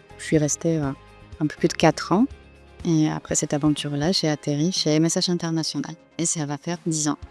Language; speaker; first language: French; non-native, fluent; Polish